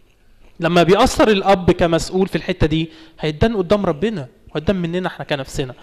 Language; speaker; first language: Arabic; native; Arabic